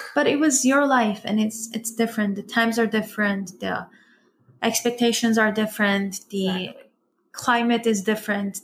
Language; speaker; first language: English; early bilingual, other home language; Persian